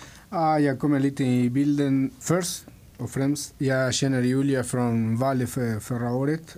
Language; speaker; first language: Swedish; non-native, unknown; Spanish